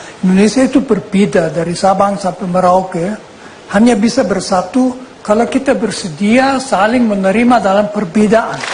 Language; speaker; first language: Indonesian; non-native, fluent; German